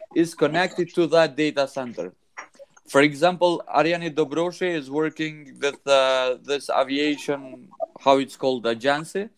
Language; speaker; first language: English; non-native, fluent; Albanian